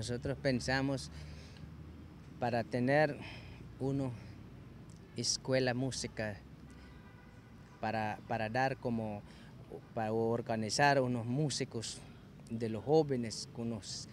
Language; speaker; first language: Spanish; non-native, local second language; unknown